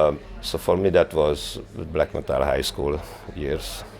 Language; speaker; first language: English; non-native, fluent; Hungarian